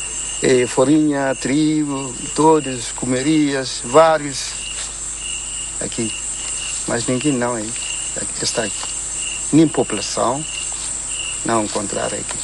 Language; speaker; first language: Portuguese; non-native, learner; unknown